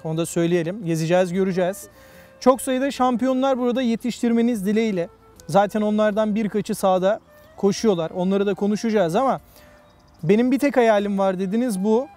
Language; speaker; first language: Turkish; native; Turkish